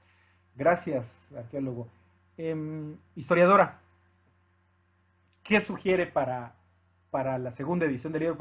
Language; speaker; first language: Spanish; native; Spanish